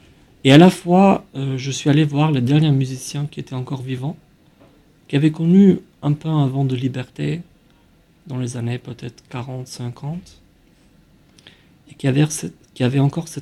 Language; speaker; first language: French; non-native, fluent; Albanian